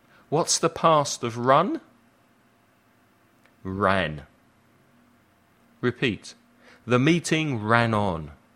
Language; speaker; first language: English; native; English